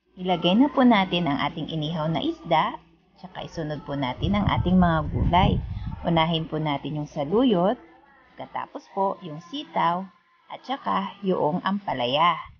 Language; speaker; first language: Filipino; non-native, local second language; Iloko